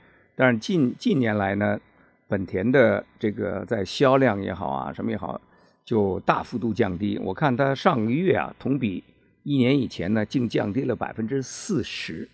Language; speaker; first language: Chinese; native; Chinese